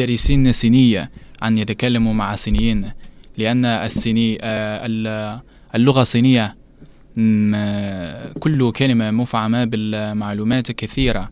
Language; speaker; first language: Arabic; non-native, learner; Chinese